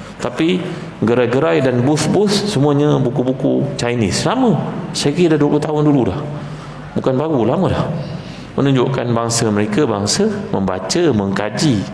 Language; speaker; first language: Malay; native; Malay